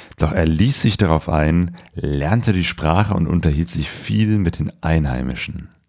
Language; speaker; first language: German; native; German